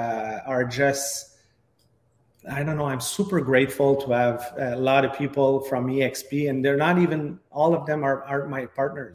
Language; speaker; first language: English; non-native, fluent; French